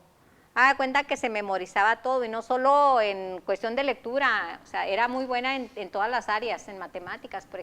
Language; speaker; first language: Spanish; native; Spanish